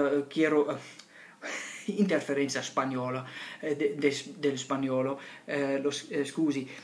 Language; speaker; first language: Italian; non-native, learner; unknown